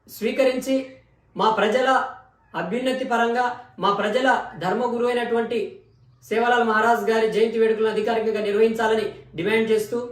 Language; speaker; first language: Telugu; non-native, local second language; Lambadi